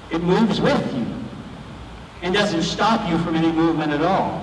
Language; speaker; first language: English; native; English